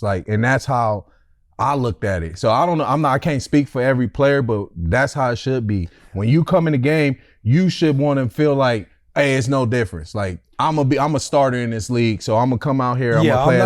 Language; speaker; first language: English; native; English